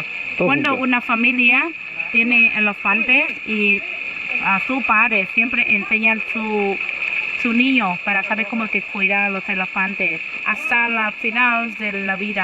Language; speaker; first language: Spanish; non-native, learner; Thai